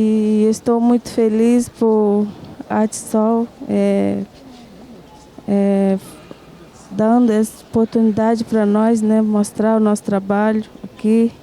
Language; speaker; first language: Portuguese; non-native, local second language; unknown